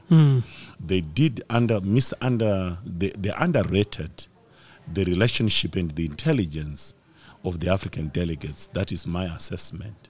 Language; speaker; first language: English; non-native, local second language; Shona